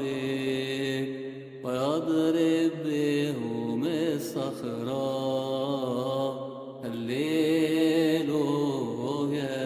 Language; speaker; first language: Arabic; native; Arabic